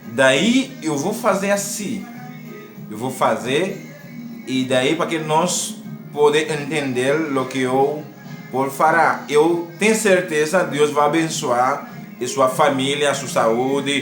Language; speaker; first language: Portuguese; non-native, learner; Haitian Creole